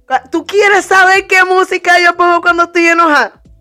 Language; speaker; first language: Spanish; early bilingual, heritage; Spanish